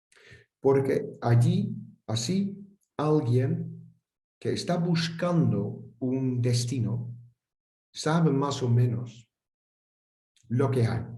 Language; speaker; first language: Spanish; non-native, fluent; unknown